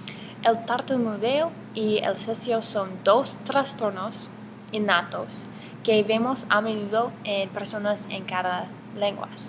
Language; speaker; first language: Spanish; non-native, learner; English